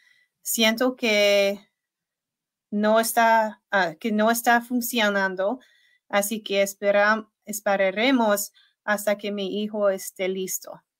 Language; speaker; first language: Spanish; non-native, learner; English